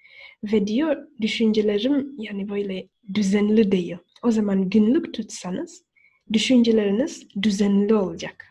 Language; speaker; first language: Turkish; non-native, fluent; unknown